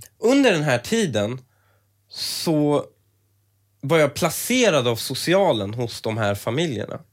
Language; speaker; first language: Swedish; early bilingual, other home language; Persian